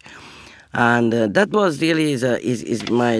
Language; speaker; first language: English; non-native, learner; Persian